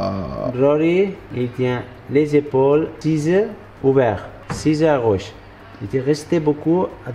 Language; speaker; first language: French; non-native, learner; Spanish